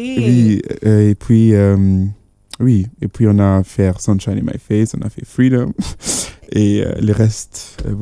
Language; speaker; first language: French; non-native, fluent; Yoruba